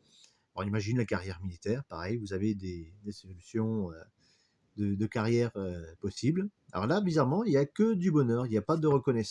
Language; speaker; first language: French; native; French